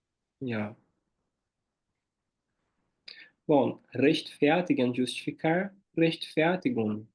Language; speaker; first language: German; non-native, fluent; Portuguese